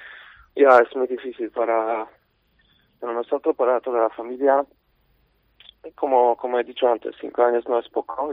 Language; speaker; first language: Spanish; non-native, fluent; Polish